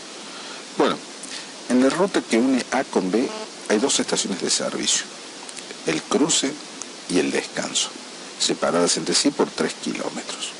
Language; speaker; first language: Spanish; native; Spanish